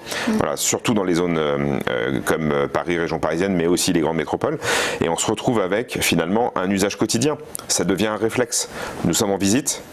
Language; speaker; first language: French; native; French